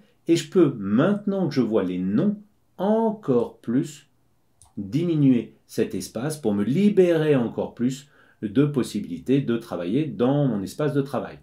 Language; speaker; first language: French; native; French